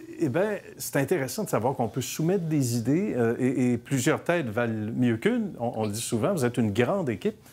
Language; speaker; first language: French; native; French